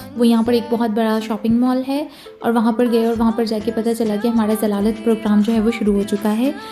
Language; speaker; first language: Urdu; native; Urdu